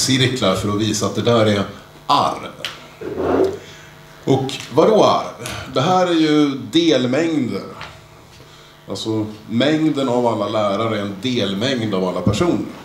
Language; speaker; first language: Swedish; native; Swedish